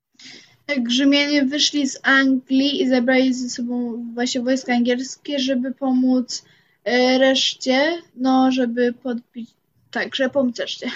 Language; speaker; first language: Polish; early bilingual, heritage; Polish